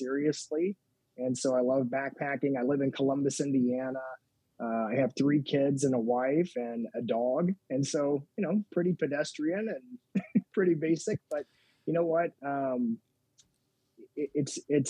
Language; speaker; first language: English; native; English